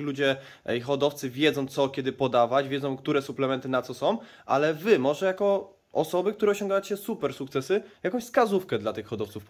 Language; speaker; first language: Polish; native; Polish